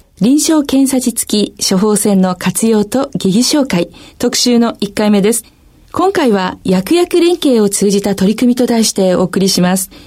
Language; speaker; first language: Japanese; native; Japanese